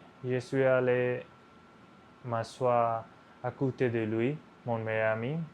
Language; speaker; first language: French; non-native, learner; Punjabi